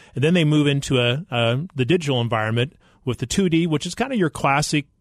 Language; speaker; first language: English; native; English